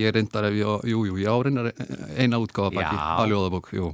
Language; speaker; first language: Icelandic; native; Icelandic